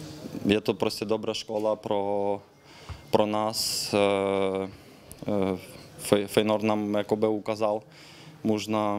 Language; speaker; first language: Czech; non-native, fluent; Ukrainian